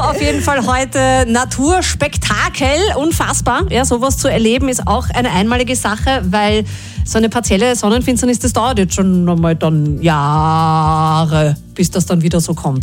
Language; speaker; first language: German; native; German